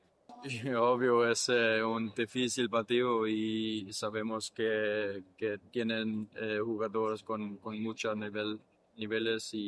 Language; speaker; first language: Spanish; early bilingual, heritage; English